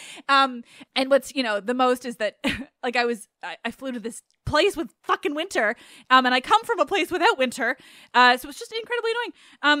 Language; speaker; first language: English; native; English